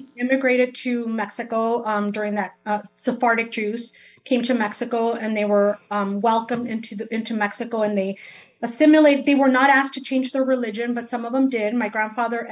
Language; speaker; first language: English; early bilingual, other home language; Spanish